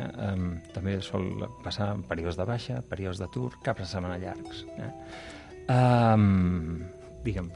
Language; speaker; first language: Catalan; native; Catalan